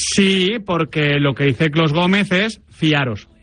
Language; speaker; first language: Spanish; native; Spanish